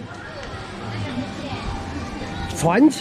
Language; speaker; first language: Chinese; native; Chinese